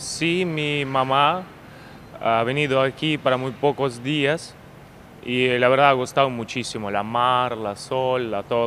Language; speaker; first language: Spanish; non-native, learner; Ukrainian